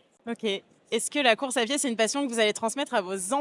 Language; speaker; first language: French; native; French